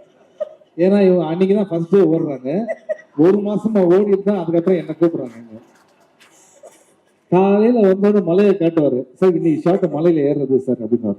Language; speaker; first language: Tamil; native; Tamil